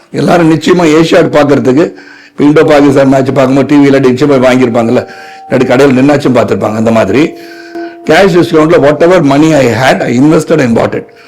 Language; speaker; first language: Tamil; native; Tamil